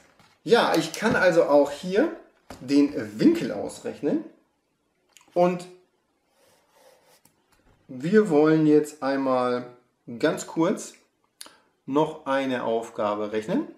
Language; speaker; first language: German; native; German